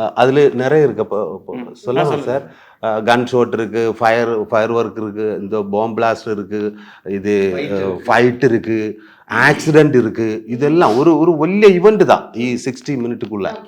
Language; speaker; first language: Tamil; non-native, learner; Malayalam